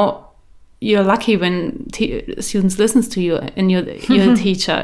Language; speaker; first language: English; early bilingual, other home language; German